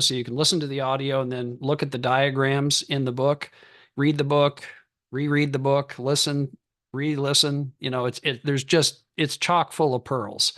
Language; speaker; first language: English; native; English